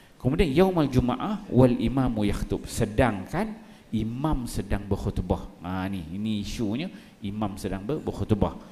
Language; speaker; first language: Malay; native; Malay